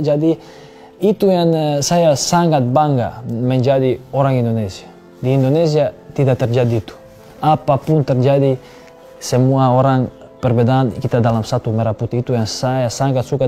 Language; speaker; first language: Indonesian; non-native, fluent; Serbian